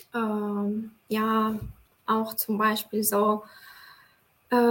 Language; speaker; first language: German; non-native, fluent; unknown